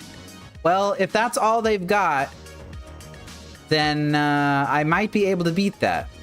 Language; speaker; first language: English; native; English